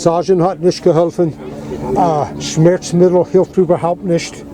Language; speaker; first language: German; non-native, fluent; English